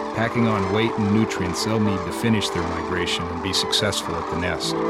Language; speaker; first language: English; native; English